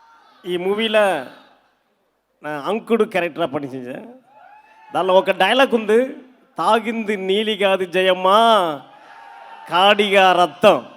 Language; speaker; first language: Telugu; non-native, fluent; Tamil